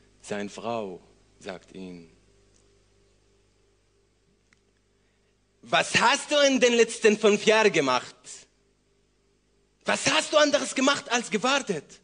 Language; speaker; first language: German; non-native, learner; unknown